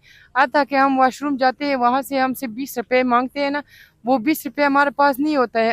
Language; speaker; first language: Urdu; non-native, fluent; Persian